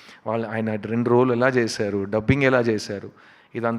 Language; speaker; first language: Telugu; native; Telugu